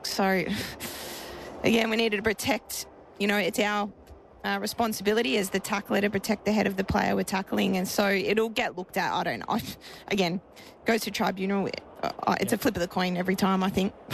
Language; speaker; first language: English; native; English